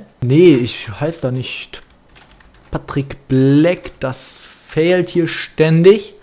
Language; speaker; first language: German; native; German